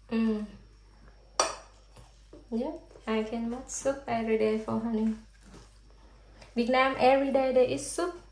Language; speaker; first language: English; non-native, learner; Vietnamese